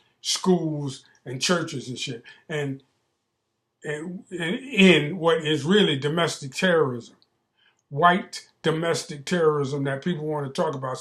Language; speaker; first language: English; native; English